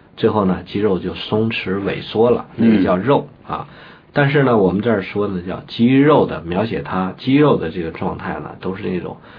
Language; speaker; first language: Chinese; native; Chinese